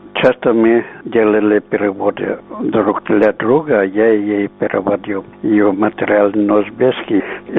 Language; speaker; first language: Russian; non-native, fluent; Uzbek